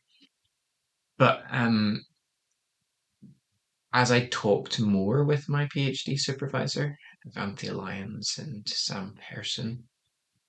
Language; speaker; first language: English; native; English